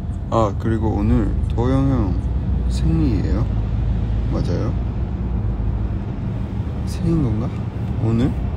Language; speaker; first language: Korean; non-native, fluent; Cantonese